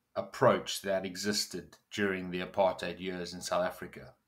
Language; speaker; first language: English; native; English